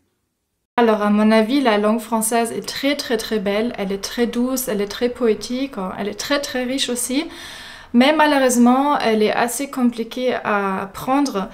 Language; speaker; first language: French; non-native, fluent; German